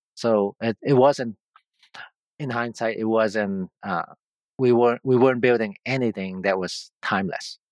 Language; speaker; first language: English; non-native, local second language; Cantonese